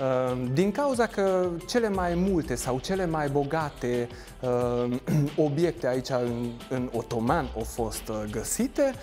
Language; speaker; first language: Romanian; non-native, local second language; Hungarian